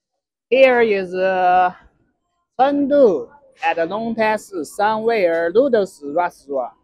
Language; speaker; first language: English; non-native, learner; Chinese